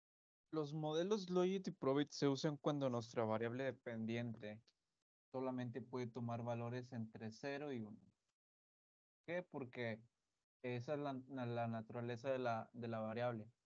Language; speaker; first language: Spanish; native; Spanish